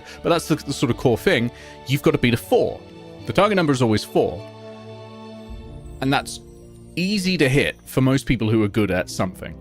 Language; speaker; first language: English; native; English